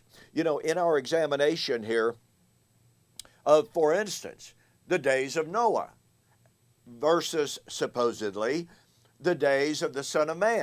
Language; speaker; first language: English; native; English